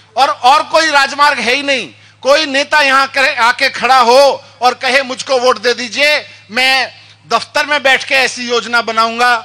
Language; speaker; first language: Hindi; native; Hindi